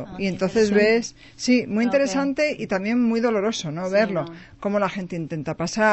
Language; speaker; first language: Spanish; native; Spanish